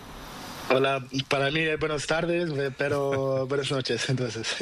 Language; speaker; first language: Spanish; non-native, learner; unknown